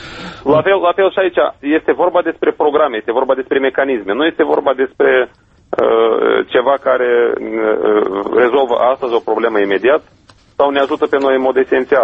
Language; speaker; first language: Romanian; native; Romanian